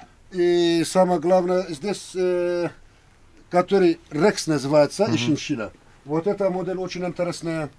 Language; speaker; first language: Russian; non-native, learner; Turkish